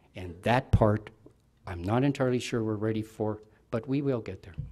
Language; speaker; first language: English; native; English